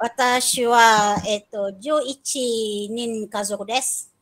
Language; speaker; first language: Japanese; non-native, learner; Malay